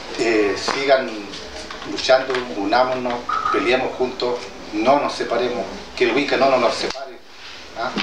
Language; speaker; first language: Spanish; non-native, local second language; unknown